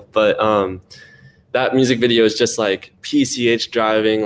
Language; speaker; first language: English; native; English